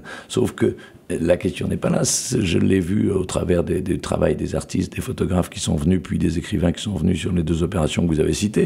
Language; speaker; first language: French; native; French